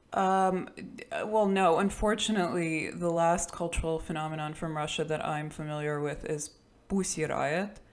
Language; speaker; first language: English; early bilingual, other home language; Russian